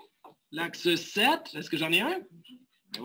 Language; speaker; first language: French; native; French